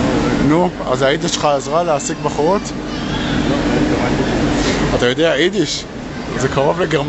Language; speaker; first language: Hebrew; native; Hebrew